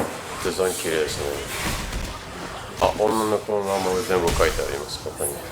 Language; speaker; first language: Japanese; non-native, learner; English